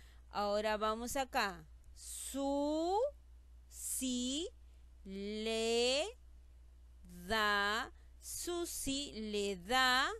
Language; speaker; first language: Spanish; native; Spanish